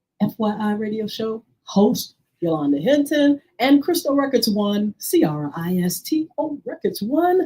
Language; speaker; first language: English; native; English